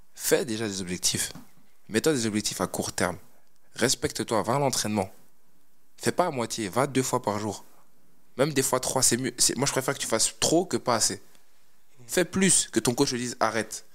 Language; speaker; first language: French; native; French